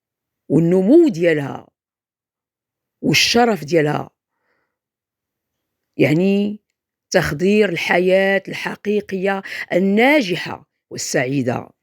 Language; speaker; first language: Arabic; native; Arabic